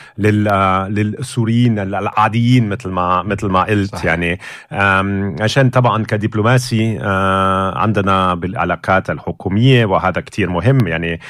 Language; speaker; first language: Arabic; non-native, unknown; German